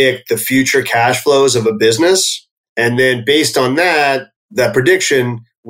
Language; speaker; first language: English; native; English